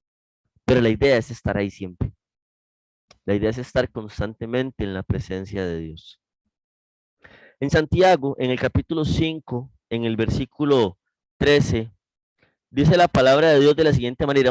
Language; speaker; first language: Spanish; native; Spanish